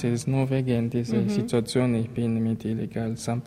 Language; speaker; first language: German; non-native, learner; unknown